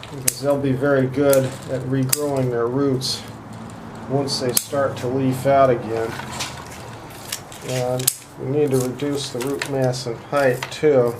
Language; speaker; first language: English; native; English